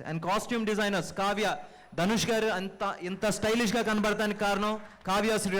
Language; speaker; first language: Telugu; native; Telugu